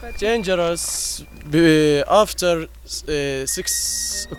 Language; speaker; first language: English; non-native, learner; Arabic